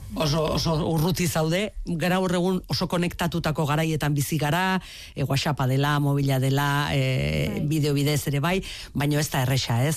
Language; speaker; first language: Basque; native; Basque